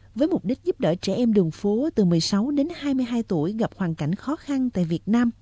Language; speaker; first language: Vietnamese; native; Vietnamese